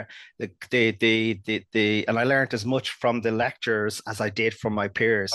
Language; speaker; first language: English; native; English